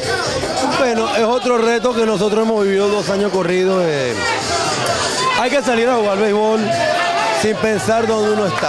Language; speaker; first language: Spanish; native; Spanish